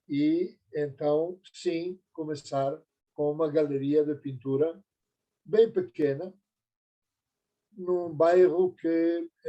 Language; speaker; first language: Portuguese; non-native, fluent; Persian